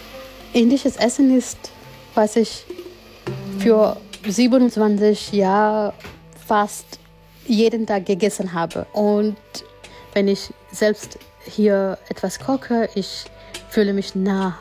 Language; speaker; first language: German; non-native, fluent; Gujarati